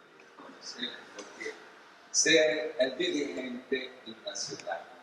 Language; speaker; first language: Spanish; non-native, learner; Portuguese